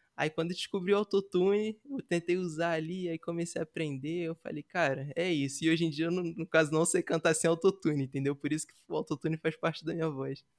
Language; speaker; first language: Portuguese; native; Portuguese